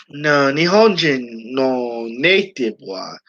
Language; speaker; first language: Japanese; non-native, learner; English